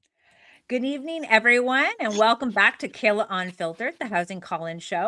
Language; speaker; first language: English; native; English